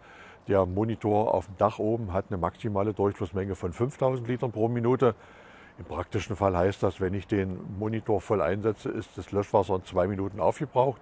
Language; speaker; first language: German; native; German